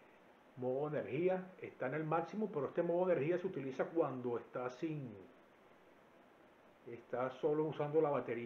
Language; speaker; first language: Spanish; native; Spanish